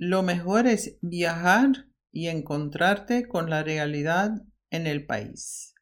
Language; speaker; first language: Spanish; non-native, fluent; Norwegian